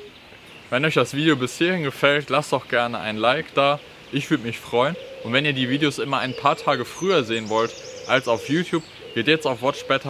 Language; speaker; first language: German; native; German